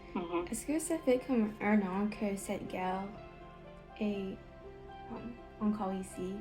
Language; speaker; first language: French; non-native, learner; English